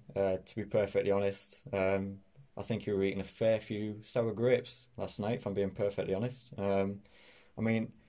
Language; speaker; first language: English; native; English